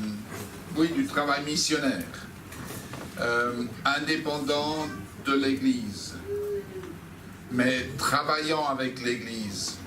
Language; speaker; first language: French; non-native, fluent; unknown